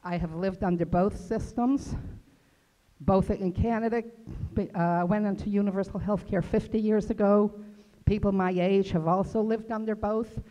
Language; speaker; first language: English; native; English